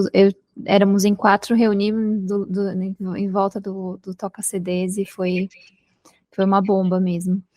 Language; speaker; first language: Portuguese; native; Portuguese